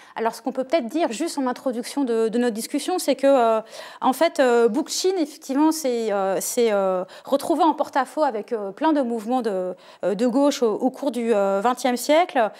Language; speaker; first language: French; native; French